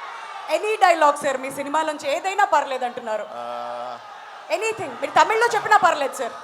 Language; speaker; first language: Telugu; native; Telugu